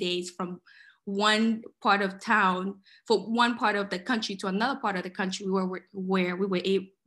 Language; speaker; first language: English; non-native, fluent; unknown